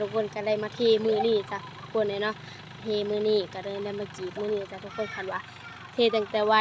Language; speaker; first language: Thai; non-native, local second language; Lao